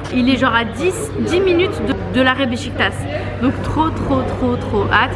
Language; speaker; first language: French; native; French